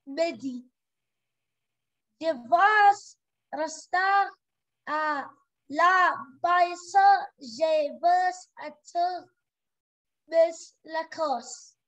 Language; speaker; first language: French; non-native, learner; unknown